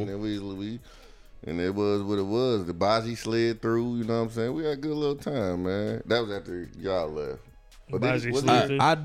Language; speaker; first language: English; native; English